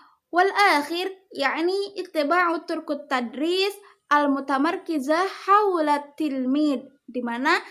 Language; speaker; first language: Arabic; non-native, learner; Indonesian